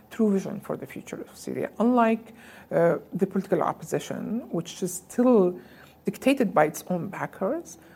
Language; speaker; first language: English; non-native, fluent; Arabic